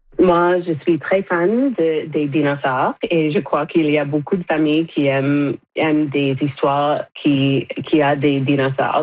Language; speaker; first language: French; non-native, local second language; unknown